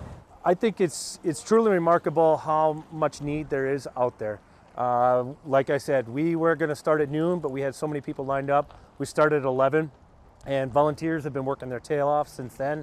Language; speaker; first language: English; native; English